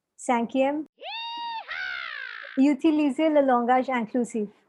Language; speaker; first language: French; non-native, learner; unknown